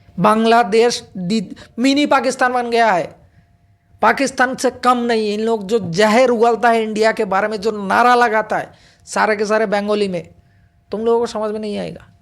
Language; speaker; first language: Hindi; non-native, local second language; Bangla